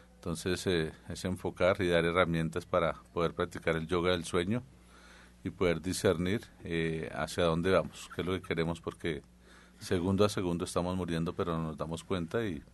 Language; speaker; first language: Spanish; native; Spanish